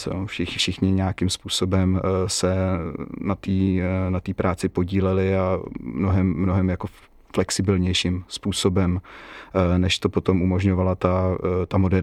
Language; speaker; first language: Czech; native; Czech